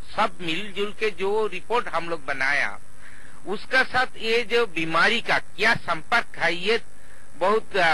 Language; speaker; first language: Hindi; non-native, local second language; Bangla